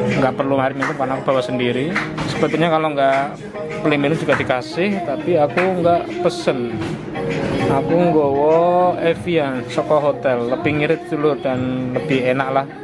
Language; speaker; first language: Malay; non-native, local second language; Javanese